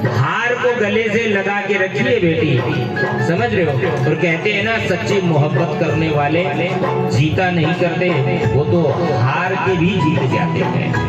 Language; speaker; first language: Hindi; native; Hindi